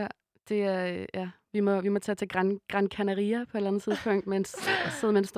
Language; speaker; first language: Danish; native; Danish